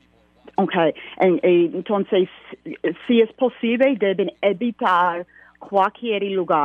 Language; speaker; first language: Spanish; non-native, learner; English